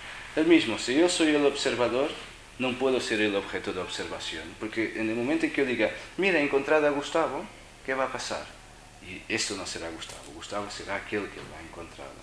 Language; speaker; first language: Spanish; non-native, fluent; Portuguese